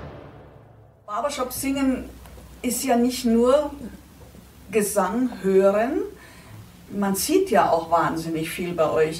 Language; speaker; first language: German; native; German